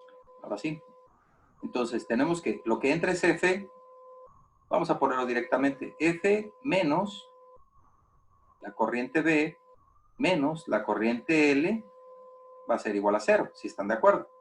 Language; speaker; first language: Spanish; native; Spanish